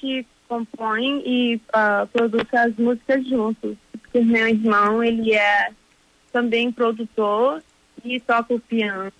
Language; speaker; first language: Portuguese; early bilingual, heritage; Portuguese